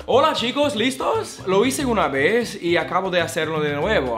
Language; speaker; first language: Spanish; non-native, fluent; English